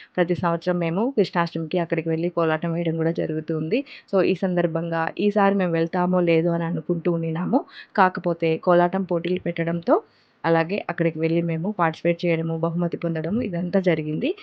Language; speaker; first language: Telugu; native; Telugu